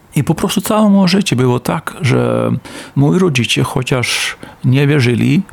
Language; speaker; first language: Polish; non-native, learner; Dutch